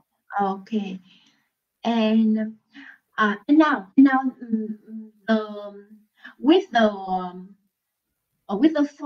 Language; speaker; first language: English; non-native, learner; Vietnamese